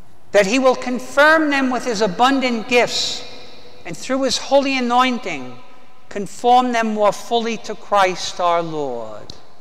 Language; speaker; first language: English; native; English